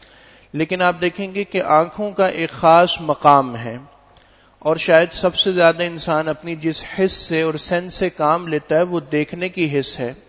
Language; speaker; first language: Urdu; native; Urdu